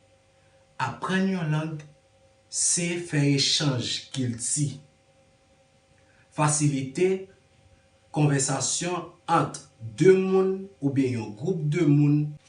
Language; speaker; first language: French; non-native, learner; Haitian Creole